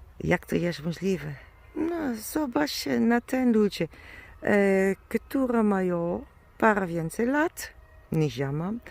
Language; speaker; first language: Polish; non-native, learner; German